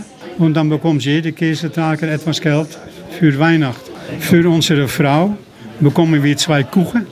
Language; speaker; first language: German; non-native, learner; Dutch